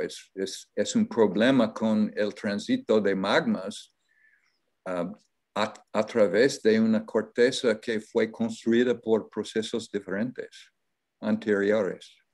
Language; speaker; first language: Spanish; non-native, learner; English